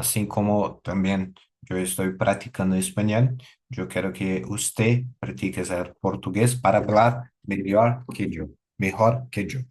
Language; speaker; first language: Spanish; non-native, learner; Portuguese